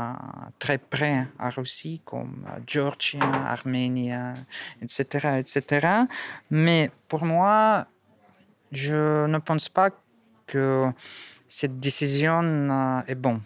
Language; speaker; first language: French; non-native, learner; Russian